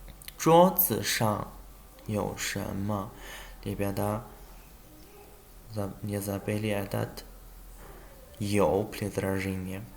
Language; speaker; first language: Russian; non-native, learner; Chinese